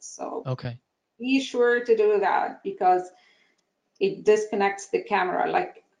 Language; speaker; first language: English; non-native, fluent; Arabic